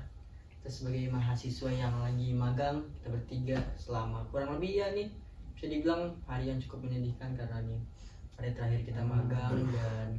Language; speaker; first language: Indonesian; native; Indonesian